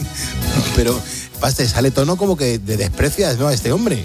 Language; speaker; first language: Spanish; native; Spanish